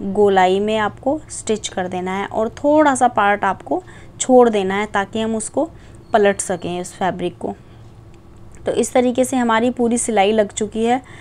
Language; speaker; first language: Hindi; native; Hindi